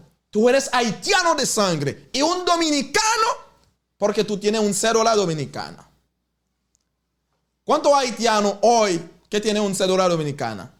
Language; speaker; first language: Spanish; non-native, learner; Haitian Creole